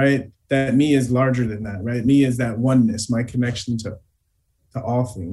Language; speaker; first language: English; native; English